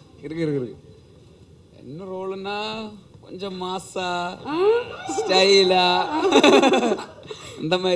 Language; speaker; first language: Tamil; non-native, learner; Malayalam